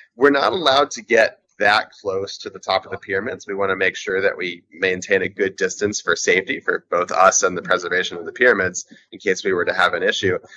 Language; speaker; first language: English; native; English